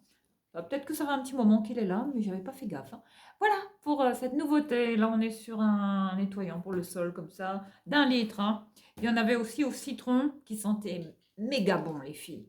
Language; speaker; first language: French; native; French